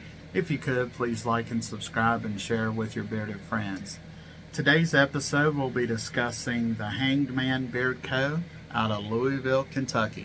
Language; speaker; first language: English; native; English